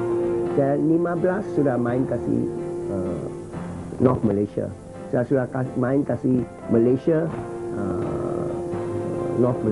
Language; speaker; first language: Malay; non-native, local second language; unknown